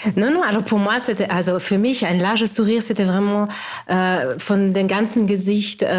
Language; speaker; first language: German; non-native, fluent; French